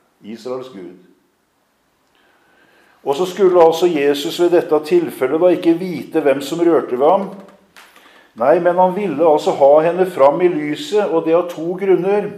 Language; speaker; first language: Norwegian; native; Norwegian